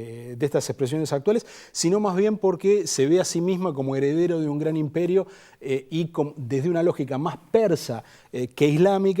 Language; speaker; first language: Spanish; native; Spanish